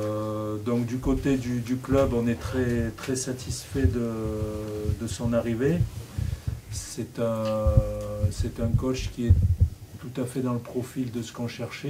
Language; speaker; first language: French; native; French